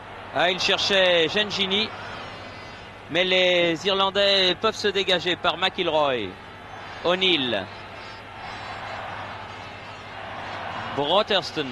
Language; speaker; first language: French; native; French